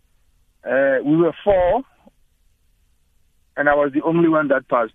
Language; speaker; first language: English; non-native, local second language; Tswana